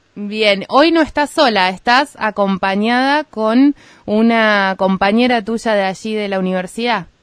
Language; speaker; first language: Spanish; native; Spanish